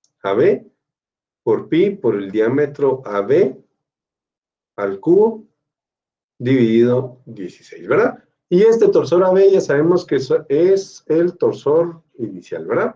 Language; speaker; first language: Spanish; native; Spanish